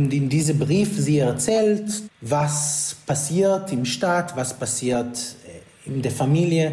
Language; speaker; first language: German; non-native, fluent; Hebrew